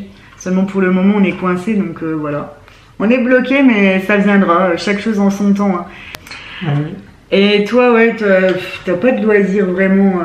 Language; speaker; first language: French; native; French